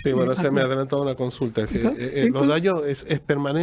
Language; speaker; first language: Spanish; native; Spanish